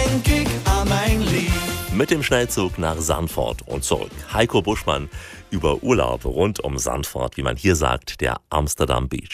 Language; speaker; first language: German; native; German